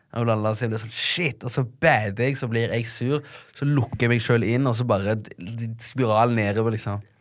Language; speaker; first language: Norwegian; early bilingual, other home language; Tigrinya